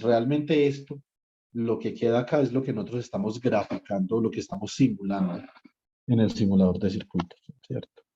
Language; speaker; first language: Spanish; native; Spanish